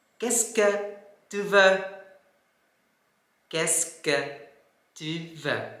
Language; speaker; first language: French; non-native, fluent; Thai